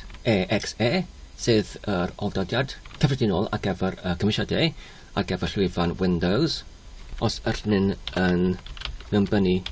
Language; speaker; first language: Welsh; non-native, learner; English